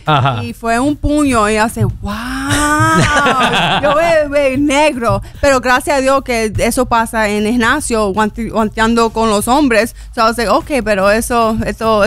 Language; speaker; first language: Spanish; early bilingual, heritage; English